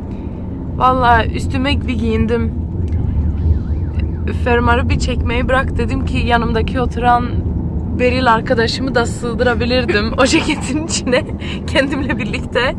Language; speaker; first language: Turkish; early bilingual, heritage; Turkish